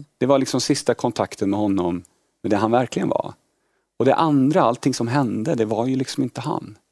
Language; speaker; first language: Swedish; early bilingual, other home language; Polish